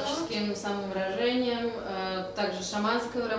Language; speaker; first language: Russian; native; Russian